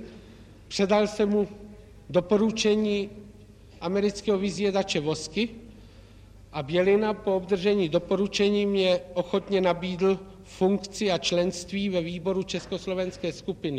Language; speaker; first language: Czech; native; Czech